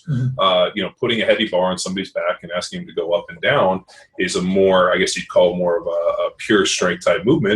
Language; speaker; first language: English; native; English